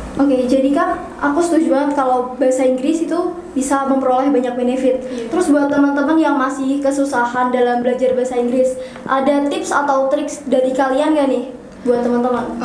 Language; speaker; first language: Indonesian; non-native, local second language; Javanese